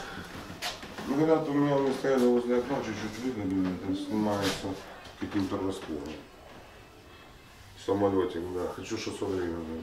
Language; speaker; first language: Russian; native; Russian